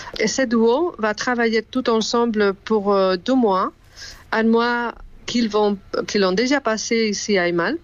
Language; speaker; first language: French; non-native, fluent; Spanish